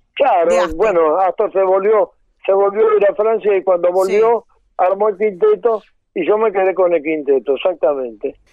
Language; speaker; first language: Spanish; native; Spanish